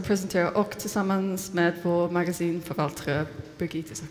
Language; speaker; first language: Swedish; non-native, fluent; English